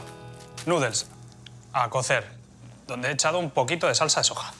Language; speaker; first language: Spanish; native; Spanish